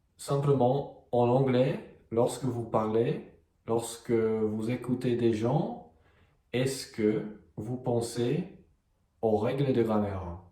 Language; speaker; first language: French; non-native, fluent; English